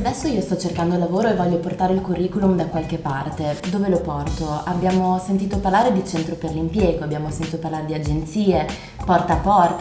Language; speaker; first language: Italian; native; Italian